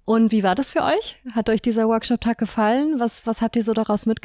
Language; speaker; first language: German; native; German